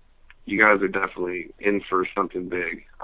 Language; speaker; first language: English; native; English